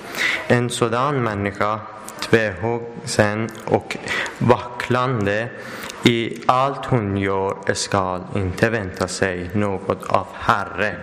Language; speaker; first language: Swedish; non-native, learner; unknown